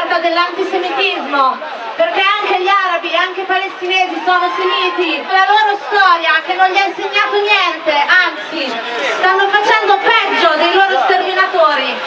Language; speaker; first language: Italian; native; Italian